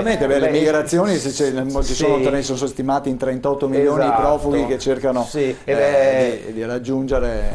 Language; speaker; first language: Italian; native; Italian